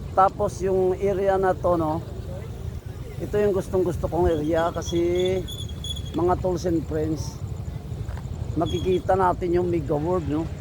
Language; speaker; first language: Filipino; non-native, local second language; Hiligaynon